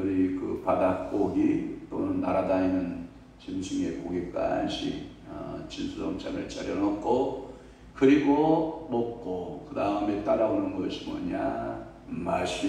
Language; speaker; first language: Korean; native; Korean